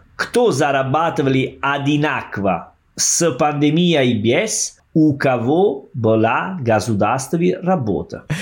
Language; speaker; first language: Russian; non-native, fluent; Italian